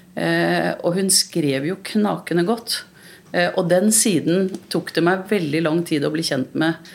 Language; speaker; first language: Norwegian; early bilingual, other home language; Urdu